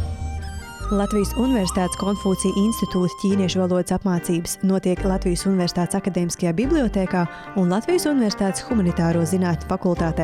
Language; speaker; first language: Latvian; native; Latvian